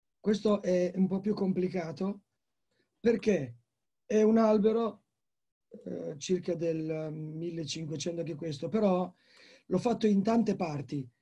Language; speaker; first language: Italian; native; Italian